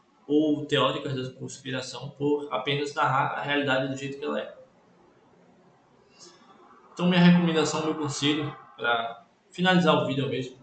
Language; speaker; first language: Portuguese; native; Portuguese